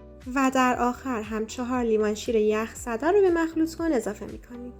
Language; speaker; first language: Persian; native; Persian